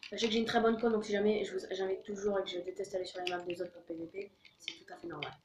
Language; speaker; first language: French; native; French